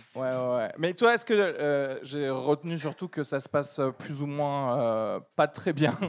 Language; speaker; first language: French; early bilingual, other home language; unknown